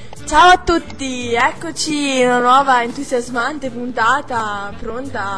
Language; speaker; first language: Italian; native; Italian